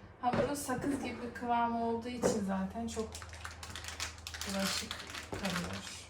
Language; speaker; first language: Turkish; native; Turkish